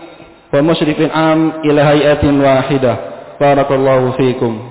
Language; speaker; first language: Arabic; non-native, fluent; Indonesian